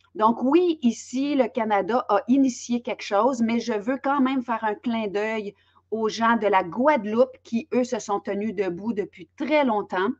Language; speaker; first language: French; native; French